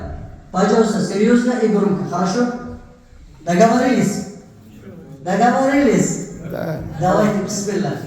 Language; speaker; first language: Russian; non-native, learner; Arabic